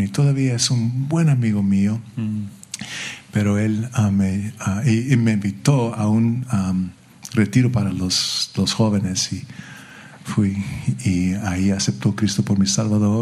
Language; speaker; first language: Spanish; early bilingual, heritage; English